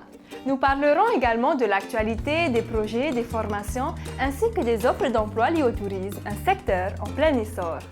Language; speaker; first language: French; native; French